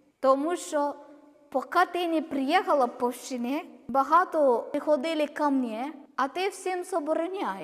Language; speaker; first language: Ukrainian; non-native, learner; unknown